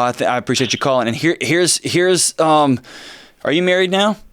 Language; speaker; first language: English; native; English